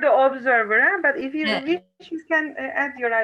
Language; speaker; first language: English; non-native, fluent; Turkish